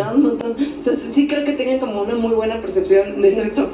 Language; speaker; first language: Spanish; native; Spanish